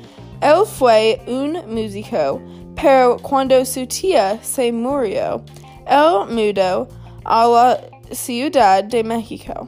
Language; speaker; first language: Spanish; non-native, learner; English